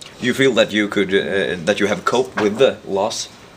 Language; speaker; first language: English; non-native, fluent; Swedish